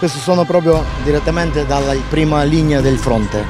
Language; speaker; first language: Italian; non-native, learner; Ukrainian